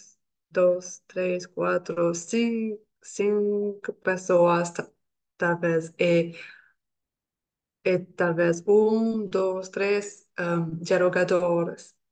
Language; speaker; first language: Portuguese; non-native, learner; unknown